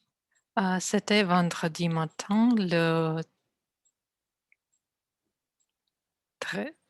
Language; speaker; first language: French; non-native, learner; Russian